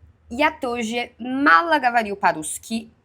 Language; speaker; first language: Russian; non-native, learner; Portuguese